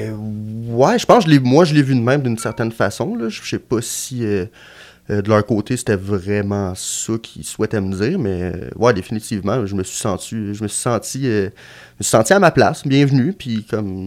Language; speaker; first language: French; native; French